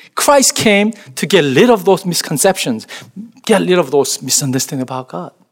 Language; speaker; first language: English; non-native, fluent; Korean